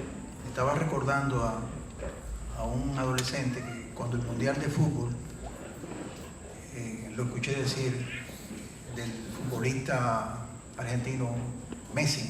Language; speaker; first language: Spanish; native; Spanish